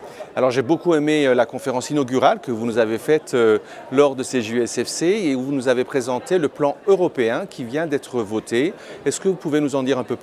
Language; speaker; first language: French; native; French